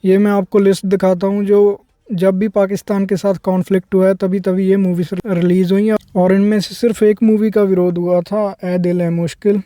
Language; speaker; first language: Hindi; non-native, local second language; Punjabi